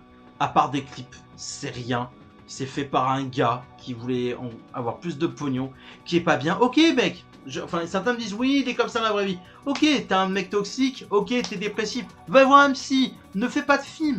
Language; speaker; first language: French; native; French